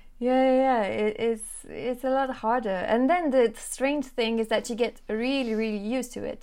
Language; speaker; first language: English; non-native, fluent; French